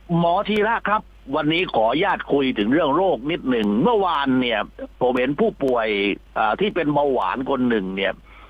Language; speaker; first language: Thai; native; Thai